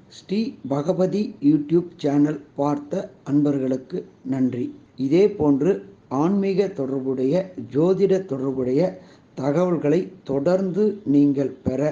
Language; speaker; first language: Tamil; native; Tamil